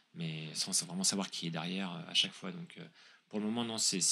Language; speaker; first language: French; native; French